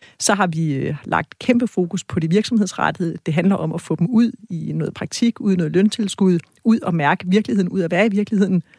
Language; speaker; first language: Danish; native; Danish